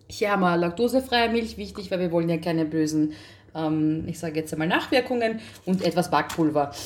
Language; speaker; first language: German; early bilingual, other home language; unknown